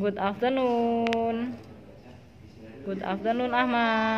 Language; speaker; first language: English; non-native, learner; Indonesian